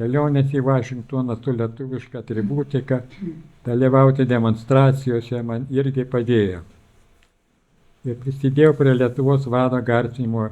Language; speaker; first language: Lithuanian; native; Lithuanian